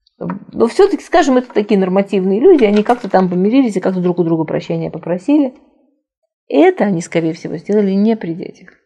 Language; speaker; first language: Russian; native; Russian